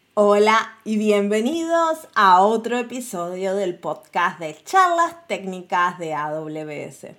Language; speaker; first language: Spanish; native; Spanish